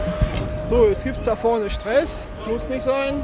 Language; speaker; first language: German; native; German